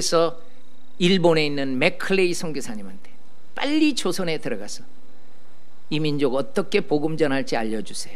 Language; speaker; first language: Korean; native; Korean